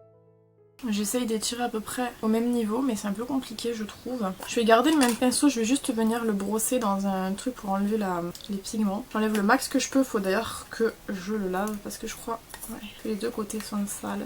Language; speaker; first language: French; native; French